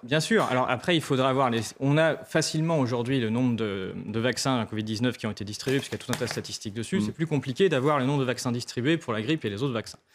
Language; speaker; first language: French; native; French